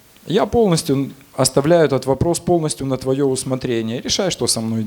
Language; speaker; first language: Russian; native; Russian